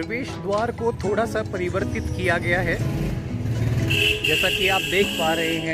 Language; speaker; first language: Hindi; native; Hindi